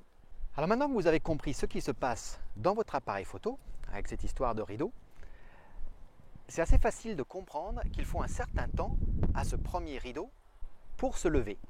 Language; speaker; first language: French; native; French